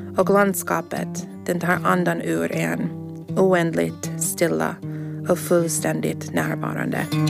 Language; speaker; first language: Swedish; non-native, fluent; English